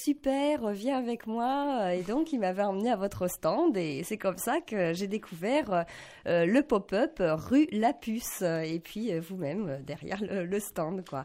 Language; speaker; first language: French; native; French